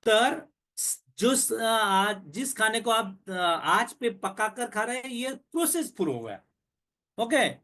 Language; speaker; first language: Hindi; non-native, local second language; Marathi